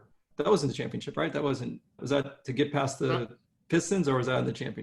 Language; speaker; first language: English; native; English